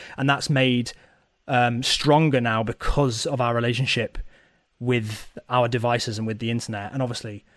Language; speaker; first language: English; native; English